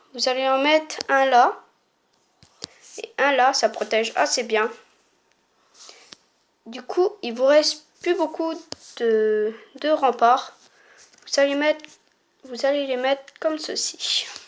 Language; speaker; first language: French; native; French